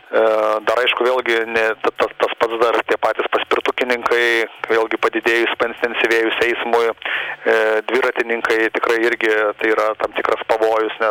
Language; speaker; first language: Lithuanian; native; Lithuanian